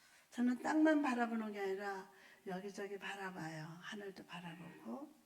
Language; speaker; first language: Korean; native; Korean